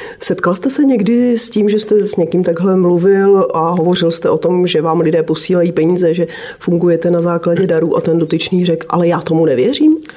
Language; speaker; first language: Czech; native; Czech